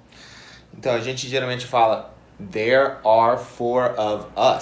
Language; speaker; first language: Portuguese; non-native, fluent; English